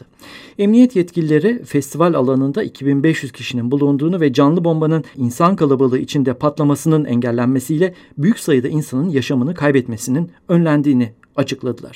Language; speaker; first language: Turkish; native; Turkish